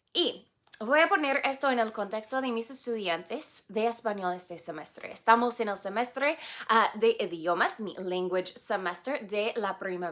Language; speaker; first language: Spanish; non-native, fluent; English